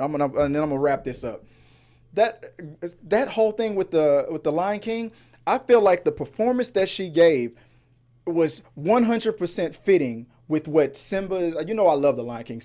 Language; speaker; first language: English; native; English